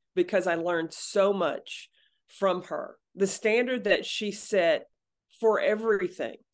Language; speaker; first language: English; native; English